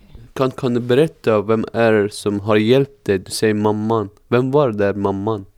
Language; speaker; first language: Swedish; non-native, fluent; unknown